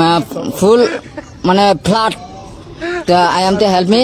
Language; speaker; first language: English; non-native, learner; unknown